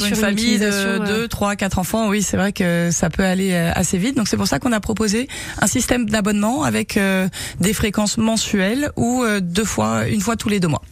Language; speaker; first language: French; early bilingual, heritage; Japanese